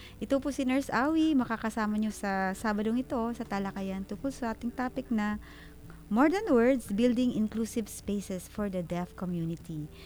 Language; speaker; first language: Filipino; non-native, local second language; Bikol